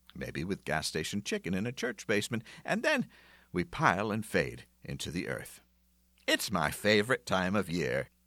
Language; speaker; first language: English; native; English